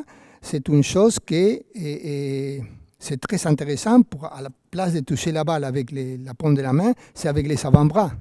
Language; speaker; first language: French; non-native, fluent; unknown